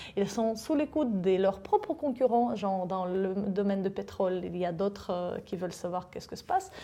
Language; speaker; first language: French; non-native, fluent; Russian